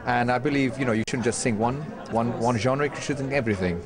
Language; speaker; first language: English; native; English